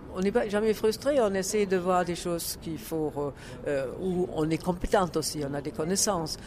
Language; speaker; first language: French; non-native, fluent; German